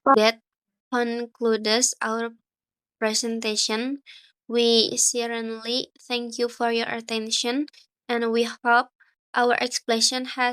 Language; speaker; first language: English; non-native, learner; Indonesian